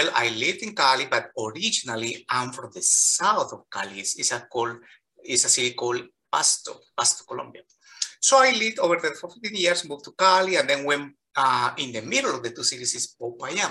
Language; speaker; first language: English; non-native, fluent; Spanish